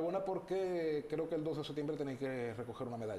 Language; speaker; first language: Spanish; native; Spanish